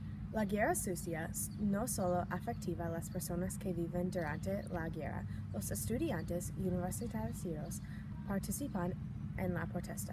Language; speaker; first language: Spanish; non-native, learner; English